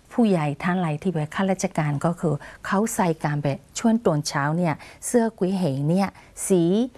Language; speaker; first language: Thai; native; Thai